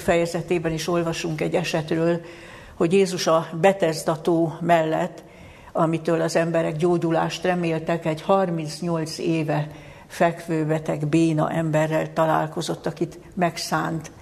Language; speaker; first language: Hungarian; native; Hungarian